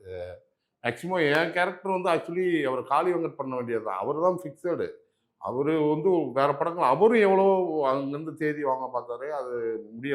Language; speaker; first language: Tamil; native; Tamil